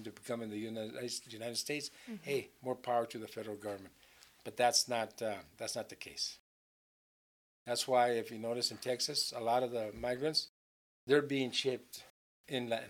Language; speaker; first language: English; native; English